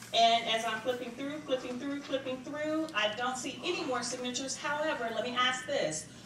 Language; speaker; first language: English; native; English